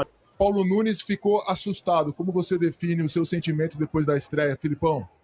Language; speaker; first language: Portuguese; native; Portuguese